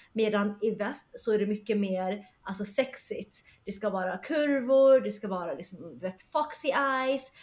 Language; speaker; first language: Swedish; early bilingual, other home language; Chinese